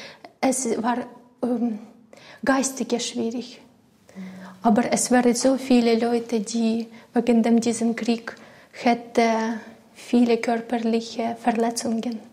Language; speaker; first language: German; non-native, learner; Ukrainian